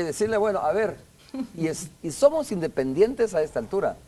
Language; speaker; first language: Spanish; native; Spanish